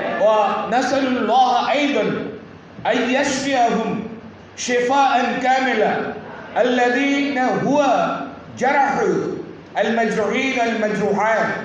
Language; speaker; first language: Arabic; non-native, learner; Bangla